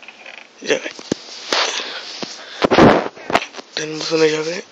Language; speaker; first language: Spanish; native; Spanish